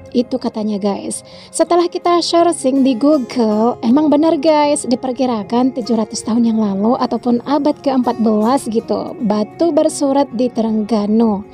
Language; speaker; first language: Indonesian; native; Indonesian